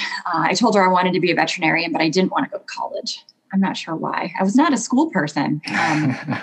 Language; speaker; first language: English; native; English